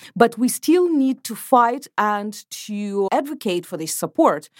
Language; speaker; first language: English; non-native, fluent; Ukrainian